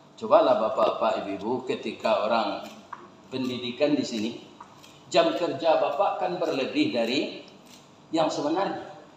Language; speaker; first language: Malay; non-native, local second language; Minangkabau